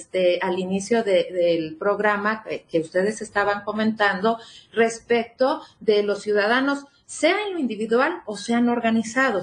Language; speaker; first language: Spanish; native; Spanish